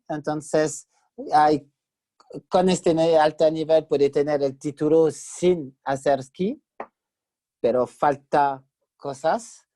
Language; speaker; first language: Spanish; non-native, fluent; French